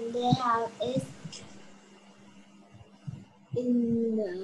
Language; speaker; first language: English; non-native, learner; Vietnamese